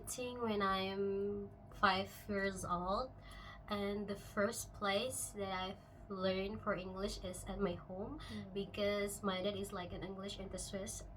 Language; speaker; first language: English; non-native, local second language; Indonesian